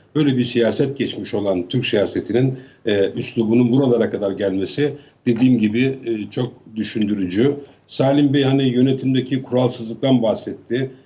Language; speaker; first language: Turkish; native; Turkish